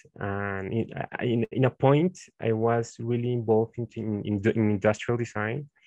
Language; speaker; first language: English; non-native, fluent; Spanish